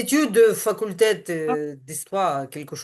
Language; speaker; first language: French; non-native, learner; Ukrainian